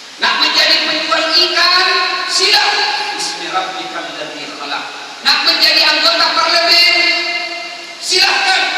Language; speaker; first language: Indonesian; non-native, local second language; Buginese